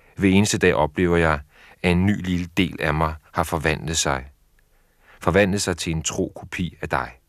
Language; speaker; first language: Danish; native; Danish